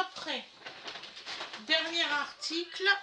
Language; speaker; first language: French; native; French